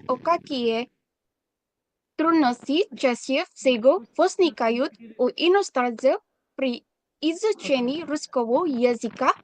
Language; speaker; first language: Russian; non-native, learner; Indonesian